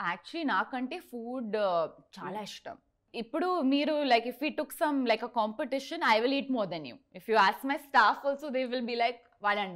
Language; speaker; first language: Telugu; non-native, learner; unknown